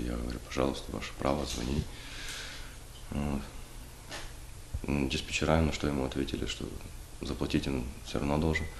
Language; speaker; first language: Russian; native; Russian